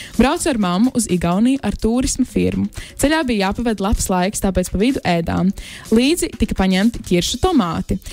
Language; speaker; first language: Latvian; native; Latvian